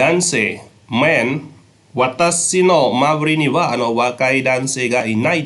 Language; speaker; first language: Japanese; non-native, fluent; Khmer